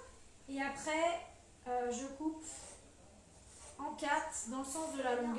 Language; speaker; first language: French; native; French